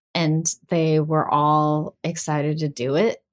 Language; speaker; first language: English; early bilingual, other home language; Bangla